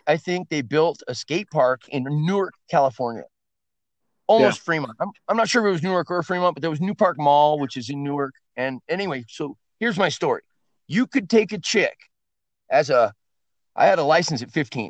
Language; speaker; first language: English; native; English